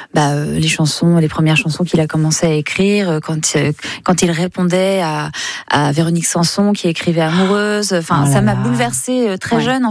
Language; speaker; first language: French; native; French